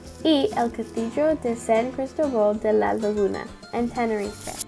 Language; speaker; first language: Spanish; non-native, learner; English